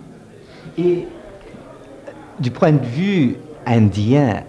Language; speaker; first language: French; early bilingual, heritage; French